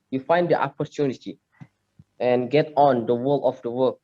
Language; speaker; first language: English; non-native, learner; Indonesian